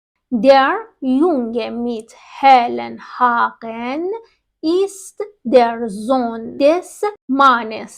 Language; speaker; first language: German; non-native, fluent; Persian